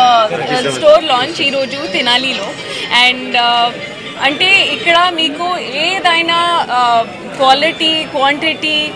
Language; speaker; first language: Telugu; non-native, learner; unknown